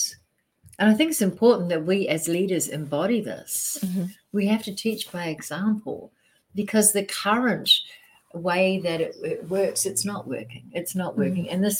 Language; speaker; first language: English; native; English